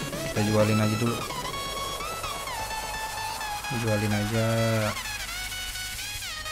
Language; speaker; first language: Indonesian; native; Indonesian